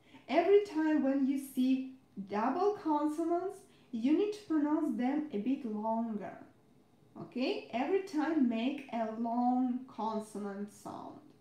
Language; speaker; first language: English; non-native, fluent; Russian